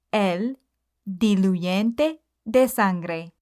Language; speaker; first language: Spanish; non-native, fluent; English